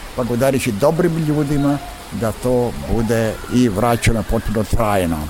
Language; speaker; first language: Serbian; native; Serbian